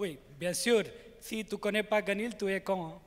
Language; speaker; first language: French; non-native, learner; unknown